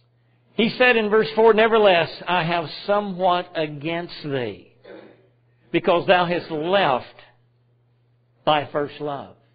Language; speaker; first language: English; native; English